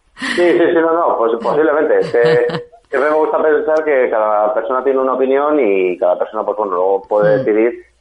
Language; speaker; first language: Spanish; native; Spanish